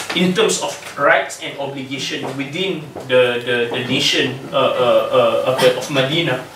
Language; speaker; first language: English; non-native, local second language; Malay